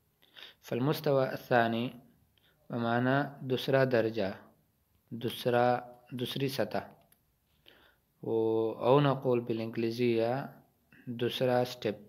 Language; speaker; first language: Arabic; non-native, fluent; Urdu